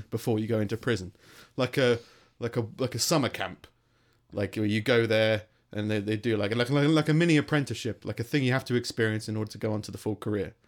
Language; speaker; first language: English; native; English